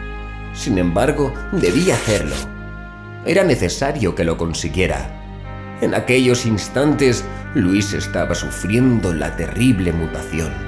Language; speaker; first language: Spanish; native; Spanish